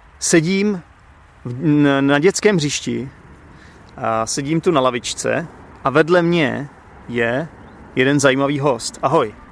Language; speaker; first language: Czech; native; Czech